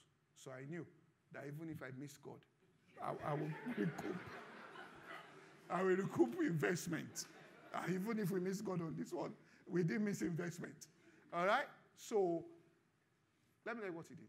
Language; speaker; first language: English; non-native, local second language; Yoruba